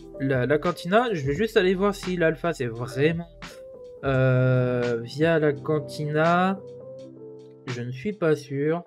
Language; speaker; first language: French; native; French